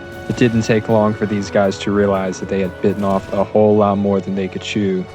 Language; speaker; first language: English; native; English